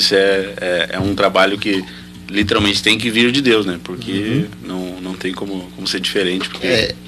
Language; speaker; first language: Portuguese; native; Portuguese